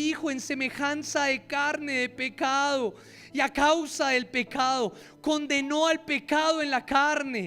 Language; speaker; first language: Spanish; native; Spanish